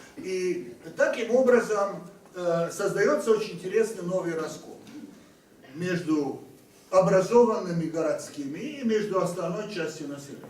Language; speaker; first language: Russian; non-native, fluent; Hungarian